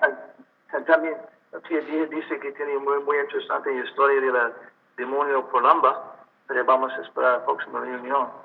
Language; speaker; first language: Spanish; non-native, learner; English